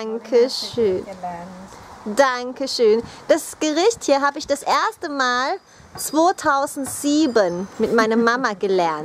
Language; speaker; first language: German; early bilingual, other home language; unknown